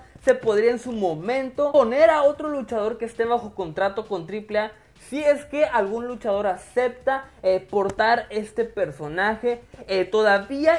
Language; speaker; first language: Spanish; native; Spanish